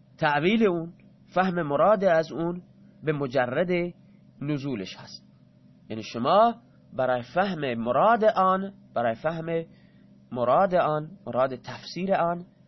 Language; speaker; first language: Persian; non-native, local second language; Baluchi